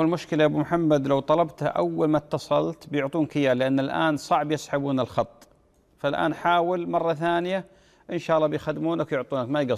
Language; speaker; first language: Arabic; native; Arabic